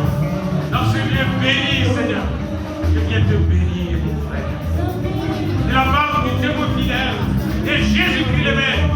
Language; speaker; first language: French; non-native, local second language; Lingala